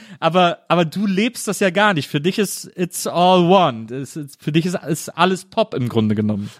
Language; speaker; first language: German; native; German